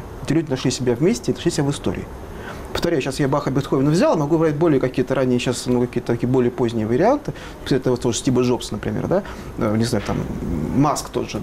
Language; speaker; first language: Russian; native; Russian